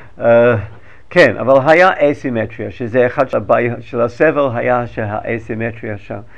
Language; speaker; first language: Hebrew; non-native, learner; English